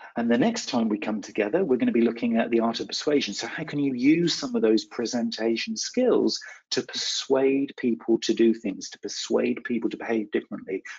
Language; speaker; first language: English; native; English